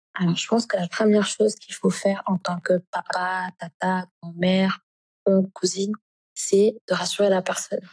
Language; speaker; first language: French; non-native, local second language; Wolof